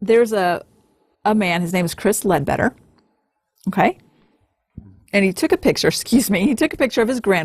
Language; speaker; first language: English; native; English